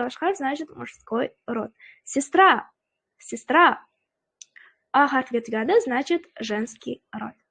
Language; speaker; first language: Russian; non-native, local second language; Uzbek